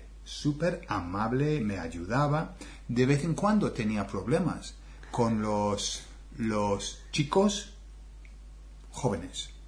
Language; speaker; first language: Spanish; non-native, fluent; English